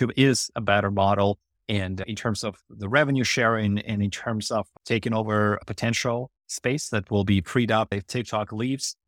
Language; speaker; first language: English; non-native, fluent; Ukrainian